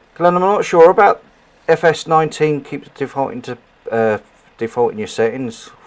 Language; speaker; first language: English; native; English